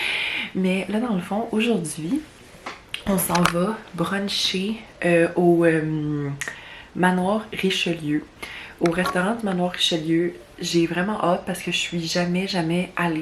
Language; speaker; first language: French; native; French